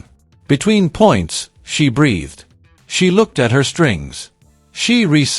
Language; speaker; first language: English; native; English